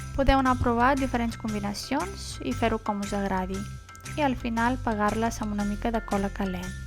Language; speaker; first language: Catalan; non-native, local second language; Spanish